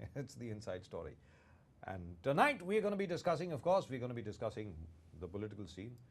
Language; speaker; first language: English; non-native, local second language; Hindi